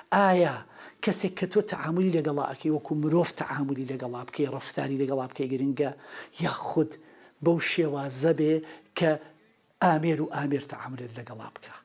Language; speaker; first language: Central Kurdish; native; Central Kurdish